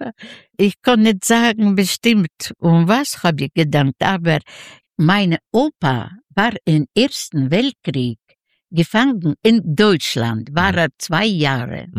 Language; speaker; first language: German; non-native, learner; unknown